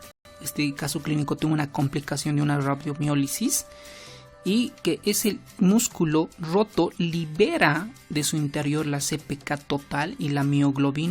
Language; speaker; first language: Spanish; native; Spanish